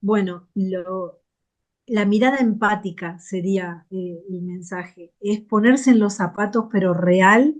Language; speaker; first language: Spanish; native; Spanish